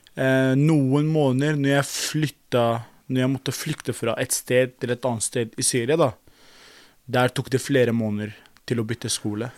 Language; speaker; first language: Norwegian; non-native, fluent; Arabic